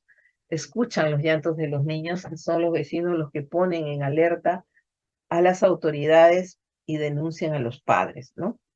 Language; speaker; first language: Spanish; native; Spanish